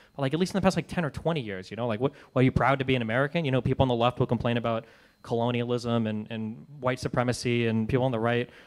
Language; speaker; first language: English; native; English